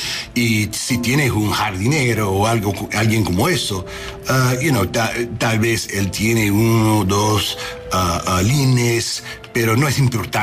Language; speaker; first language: Spanish; non-native, learner; English